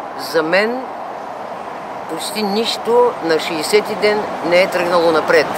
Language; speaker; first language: Bulgarian; native; Bulgarian